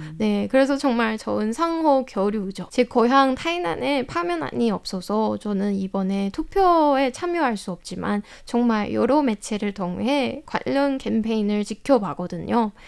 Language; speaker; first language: Korean; non-native, fluent; Chinese